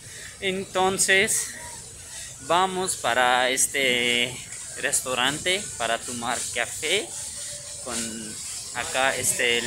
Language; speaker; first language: Spanish; non-native, learner; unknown